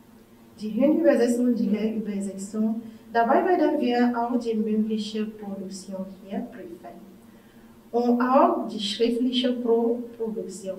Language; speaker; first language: German; non-native, fluent; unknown